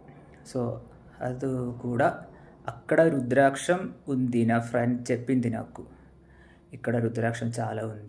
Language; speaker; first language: Telugu; non-native, learner; Malayalam